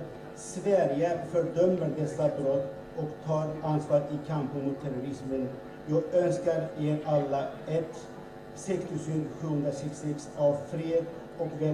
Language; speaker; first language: Swedish; early bilingual, other home language; Assyrian Neo-Aramaic